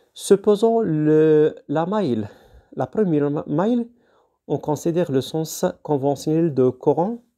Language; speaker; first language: French; non-native, local second language; Arabic